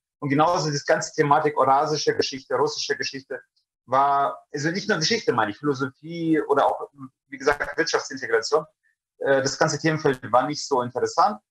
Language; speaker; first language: German; early bilingual, other home language; Russian